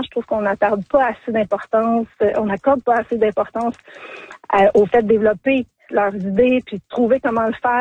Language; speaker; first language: French; native; French